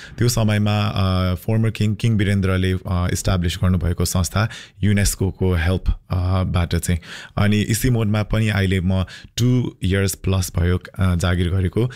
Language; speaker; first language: Nepali; early bilingual, heritage; Nepali